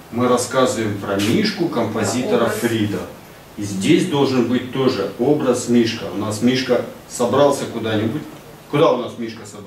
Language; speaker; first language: Russian; native; Russian